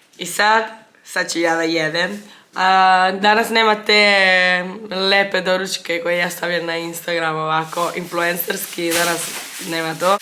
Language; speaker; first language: Bosnian; early bilingual, heritage; Bosnian